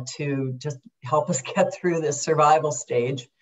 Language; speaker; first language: English; native; English